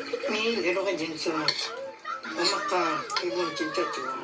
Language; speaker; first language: Korean; non-native, learner; Filipino